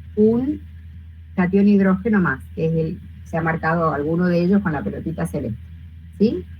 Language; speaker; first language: Spanish; native; Spanish